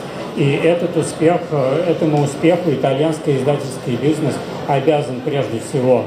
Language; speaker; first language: Russian; native; Russian